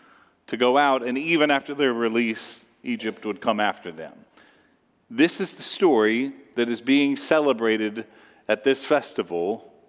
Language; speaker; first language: English; native; English